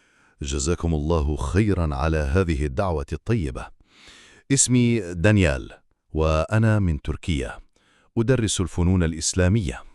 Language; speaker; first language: Arabic; non-native, fluent; Turkish